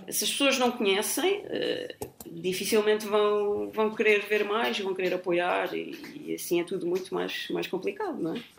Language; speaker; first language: Portuguese; native; Portuguese